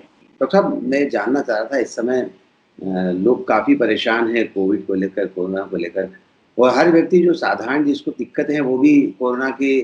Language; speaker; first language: Hindi; native; Hindi